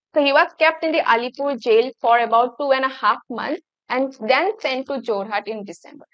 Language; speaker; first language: English; non-native, local second language; Assamese